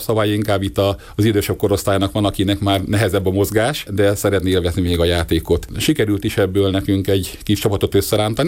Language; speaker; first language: Hungarian; native; Hungarian